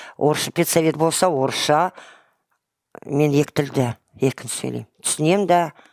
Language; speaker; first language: Kazakh; non-native, local second language; Russian